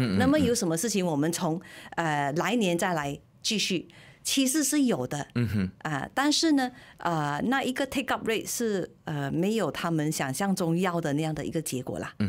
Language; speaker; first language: Chinese; native; Chinese